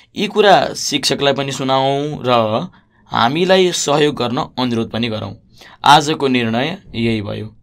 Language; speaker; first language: Nepali; native; Nepali